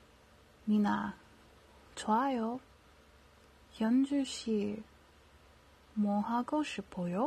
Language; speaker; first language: Korean; non-native, learner; English